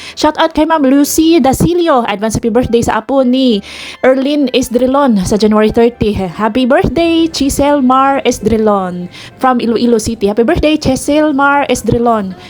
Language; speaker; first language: Filipino; non-native, local second language; Cebuano